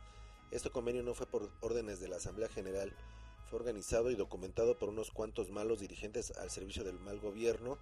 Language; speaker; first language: Spanish; native; Spanish